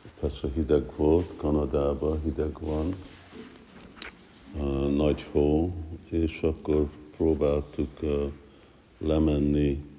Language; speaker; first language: Hungarian; early bilingual, heritage; Hungarian